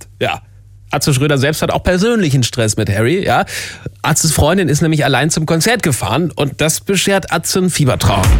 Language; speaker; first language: German; native; German